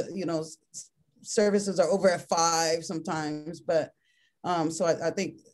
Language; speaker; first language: English; native; English